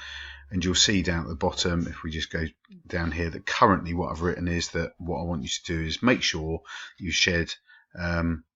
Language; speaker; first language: English; native; English